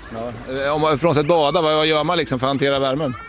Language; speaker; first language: Swedish; native; Swedish